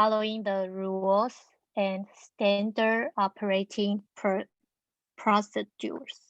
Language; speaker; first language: English; non-native, learner; Chinese